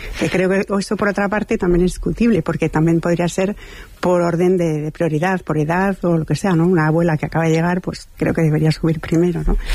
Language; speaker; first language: Spanish; non-native, fluent; French